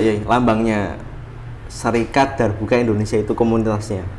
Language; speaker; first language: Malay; non-native, local second language; Javanese